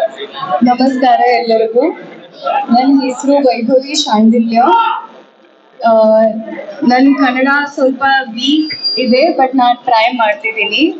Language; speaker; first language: Kannada; non-native, learner; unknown